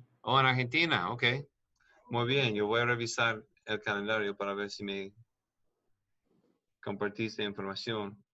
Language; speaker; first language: Spanish; non-native, learner; English